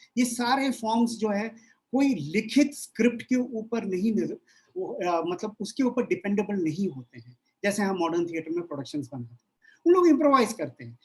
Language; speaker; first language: Hindi; non-native, local second language; Bangla